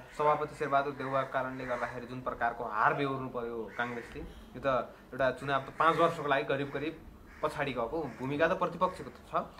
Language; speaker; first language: Nepali; native; Nepali